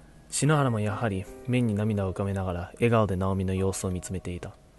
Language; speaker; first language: Japanese; early bilingual, heritage; Japanese